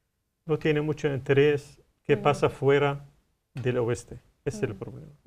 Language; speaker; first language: Spanish; non-native, learner; Arabic